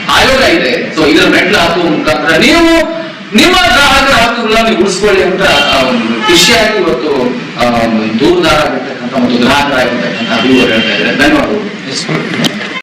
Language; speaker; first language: Kannada; native; Kannada